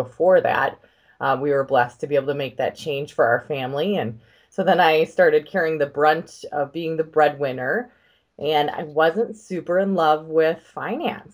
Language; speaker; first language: English; native; English